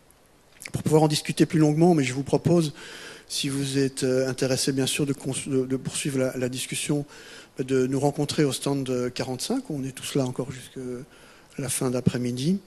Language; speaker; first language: French; native; French